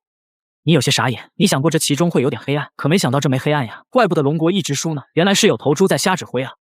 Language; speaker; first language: Chinese; native; Chinese